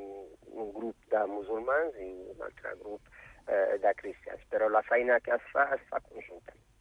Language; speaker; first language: Catalan; non-native, fluent; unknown